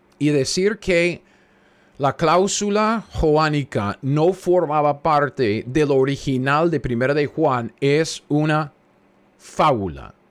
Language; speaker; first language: Spanish; non-native, fluent; English